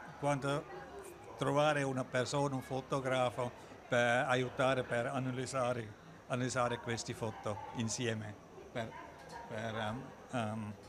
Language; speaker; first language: Italian; non-native, learner; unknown